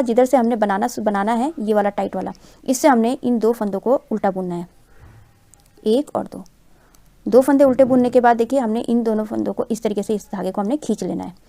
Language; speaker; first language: Hindi; non-native, local second language; Punjabi